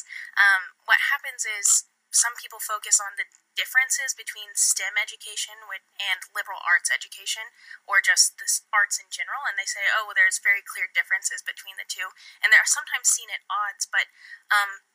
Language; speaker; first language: English; native; English